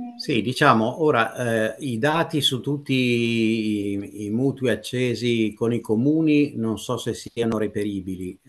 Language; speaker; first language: Italian; native; Italian